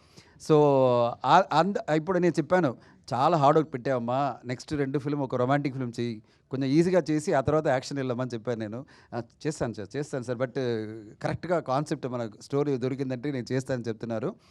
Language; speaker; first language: Telugu; non-native, fluent; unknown